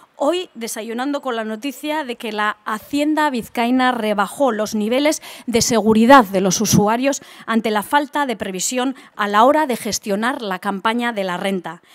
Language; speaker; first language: Spanish; native; Spanish